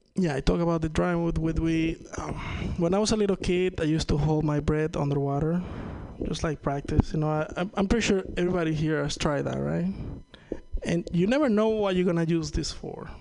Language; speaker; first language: English; non-native, fluent; Spanish